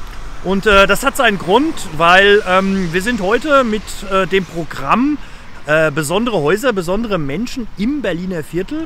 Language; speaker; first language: German; native; German